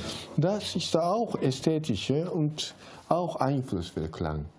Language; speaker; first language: German; non-native, learner; Japanese